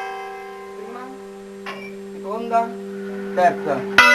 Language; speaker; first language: Italian; native; Italian